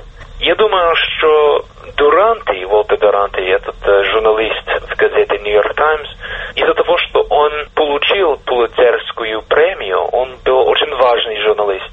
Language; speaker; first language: Russian; non-native, fluent; English